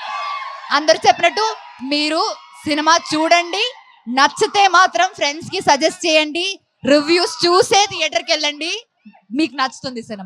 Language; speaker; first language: Telugu; non-native, fluent; Malayalam